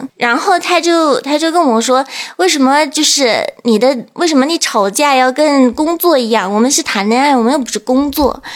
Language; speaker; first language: Chinese; non-native, fluent; English